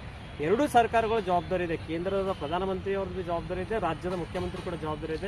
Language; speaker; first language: Kannada; native; Kannada